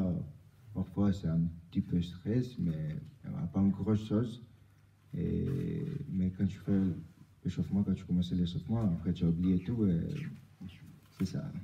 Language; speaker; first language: French; non-native, learner; Albanian